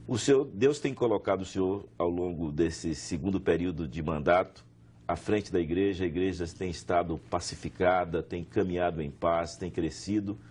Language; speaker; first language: Portuguese; native; Portuguese